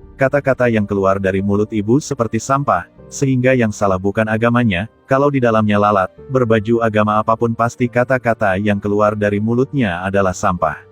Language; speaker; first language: Indonesian; native; Indonesian